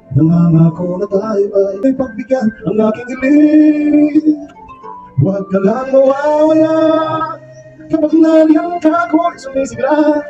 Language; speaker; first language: Filipino; native; Filipino